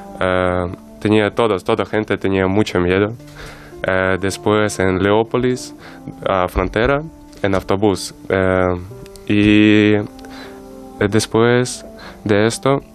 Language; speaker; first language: Spanish; non-native, learner; Ukrainian